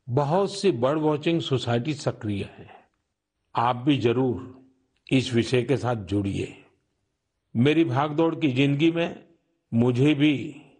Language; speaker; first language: Hindi; non-native, local second language; Gujarati